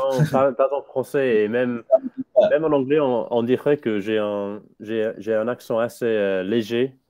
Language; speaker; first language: French; non-native, fluent; English